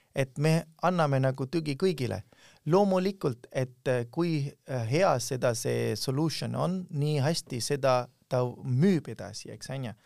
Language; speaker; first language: Estonian; non-native, fluent; Urdu